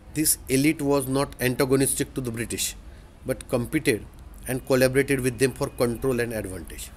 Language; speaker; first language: English; non-native, local second language; Marathi